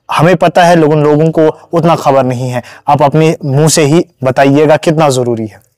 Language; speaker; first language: Hindi; non-native, local second language; Kashmiri